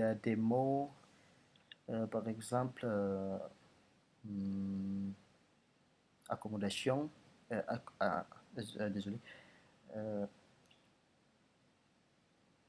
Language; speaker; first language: French; non-native, learner; Indonesian